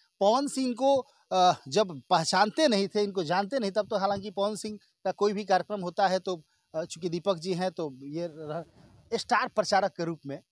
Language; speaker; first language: Hindi; native; Hindi